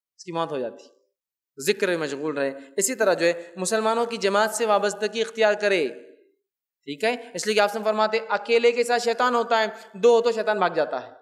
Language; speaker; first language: Urdu; native; Urdu